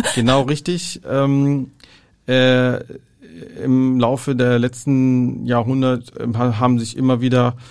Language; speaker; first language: German; non-native, fluent; Arabic